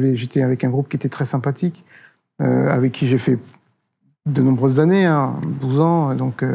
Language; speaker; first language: French; native; French